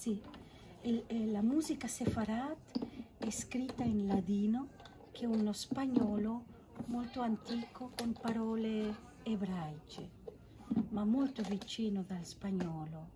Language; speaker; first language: Italian; non-native, fluent; Catalan